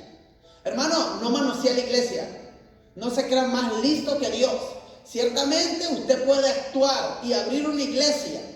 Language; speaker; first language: Spanish; native; Spanish